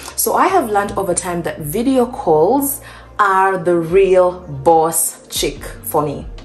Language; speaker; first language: English; non-native, local second language; Ganda